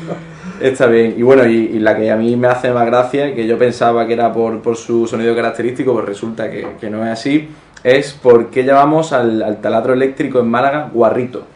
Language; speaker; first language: Spanish; native; Spanish